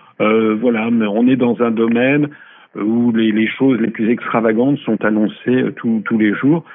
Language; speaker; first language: French; native; French